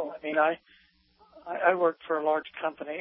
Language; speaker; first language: English; native; English